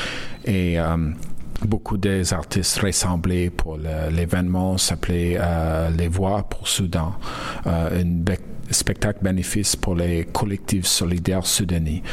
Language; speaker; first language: French; non-native, learner; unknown